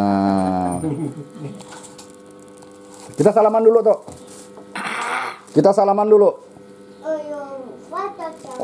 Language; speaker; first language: Indonesian; native; Indonesian